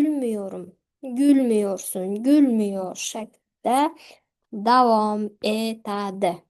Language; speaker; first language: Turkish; non-native, fluent; Uzbek